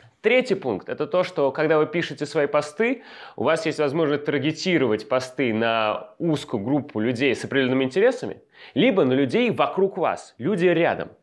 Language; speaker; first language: Russian; native; Russian